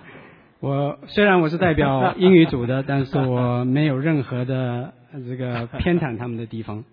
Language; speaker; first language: Chinese; native; Chinese